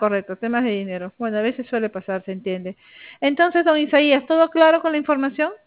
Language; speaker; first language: Spanish; native; Spanish